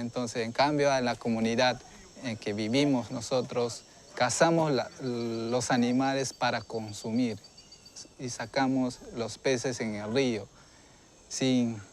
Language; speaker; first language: Spanish; non-native, local second language; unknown